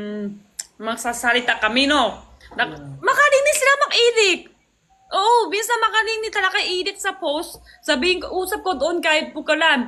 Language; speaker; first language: Filipino; non-native, learner; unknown